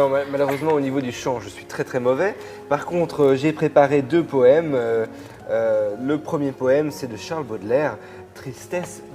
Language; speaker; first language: French; native; French